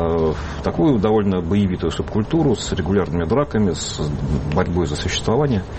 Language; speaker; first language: Russian; native; Russian